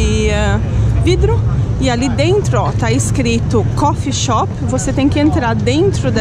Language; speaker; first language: Portuguese; native; Portuguese